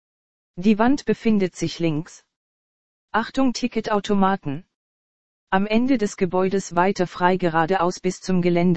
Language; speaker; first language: German; native; German